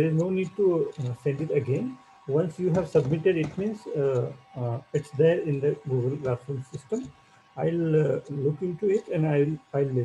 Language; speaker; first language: English; non-native, local second language; Marathi